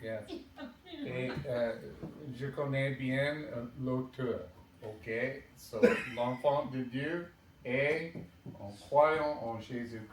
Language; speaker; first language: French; non-native, learner; English